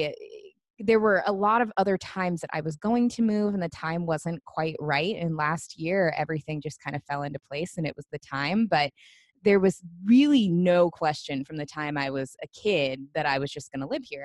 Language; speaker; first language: English; native; English